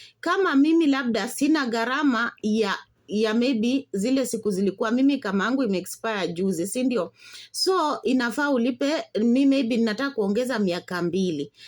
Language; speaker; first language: Swahili; non-native, local second language; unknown